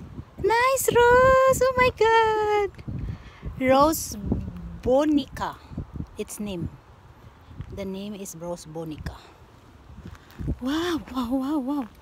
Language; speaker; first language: English; non-native, learner; Filipino